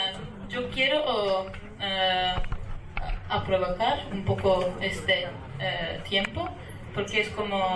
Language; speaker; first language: Spanish; non-native, learner; Kurdish